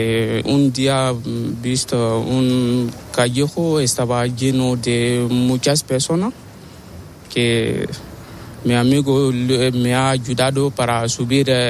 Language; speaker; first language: Spanish; non-native, learner; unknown